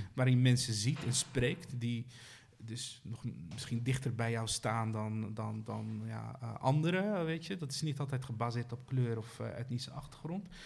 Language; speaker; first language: Dutch; early bilingual, other home language; Arabic